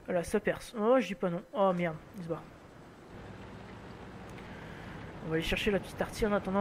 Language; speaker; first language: French; native; French